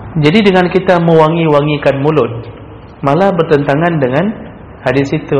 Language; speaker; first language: Malay; non-native, local second language; Achinese